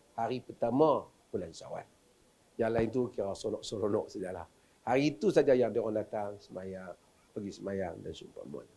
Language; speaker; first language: Malay; native; Malay